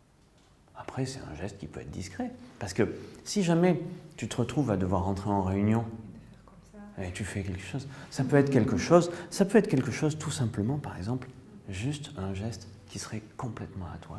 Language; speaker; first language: French; native; French